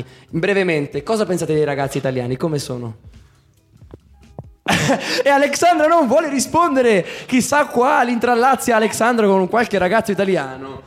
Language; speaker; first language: Italian; native; Italian